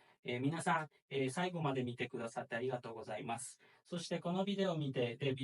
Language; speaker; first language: Japanese; non-native, fluent; Spanish